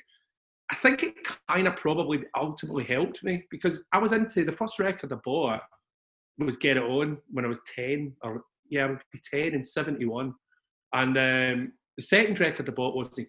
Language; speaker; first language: English; native; English